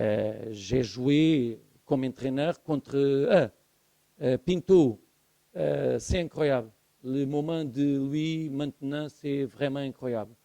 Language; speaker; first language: French; non-native, learner; Portuguese